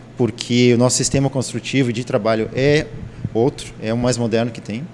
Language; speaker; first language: Portuguese; native; Portuguese